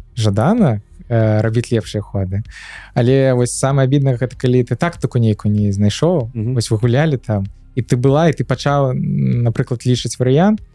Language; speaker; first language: Belarusian; native; Belarusian